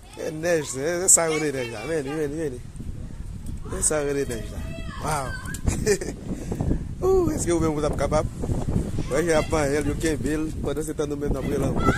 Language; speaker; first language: French; non-native, learner; Haitian Creole